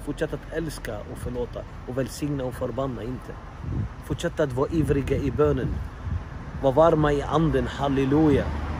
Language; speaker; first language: Swedish; non-native, fluent; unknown